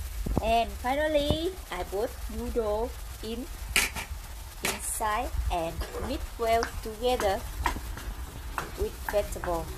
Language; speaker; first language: English; non-native, learner; Vietnamese